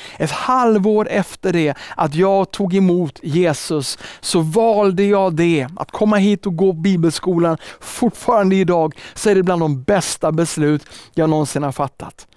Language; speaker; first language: Swedish; native; Swedish